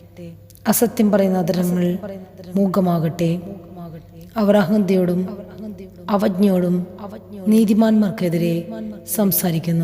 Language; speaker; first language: Malayalam; native; Malayalam